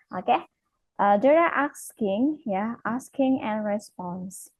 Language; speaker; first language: English; non-native, fluent; Indonesian